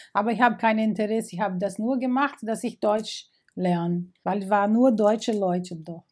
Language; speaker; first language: German; non-native, fluent; Portuguese